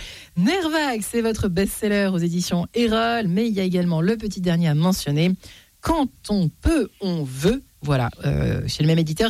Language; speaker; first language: French; native; French